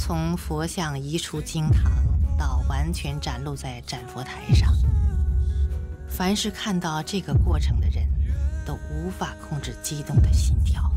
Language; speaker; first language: Chinese; native; Chinese